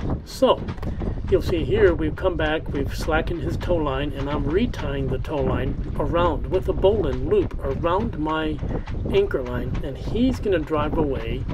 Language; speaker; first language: English; native; English